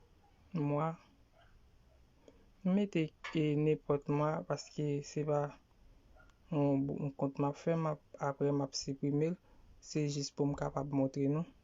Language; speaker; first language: French; non-native, learner; Haitian Creole